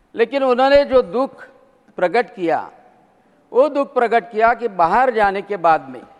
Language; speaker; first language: Hindi; non-native, local second language; Marathi